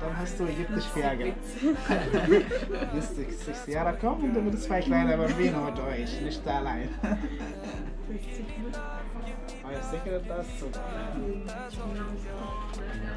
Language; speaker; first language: German; non-native, learner; Arabic